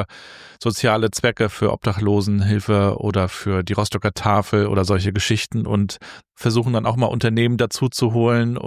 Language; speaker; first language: German; native; German